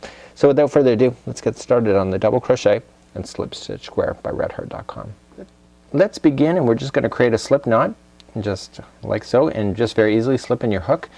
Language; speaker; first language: English; native; English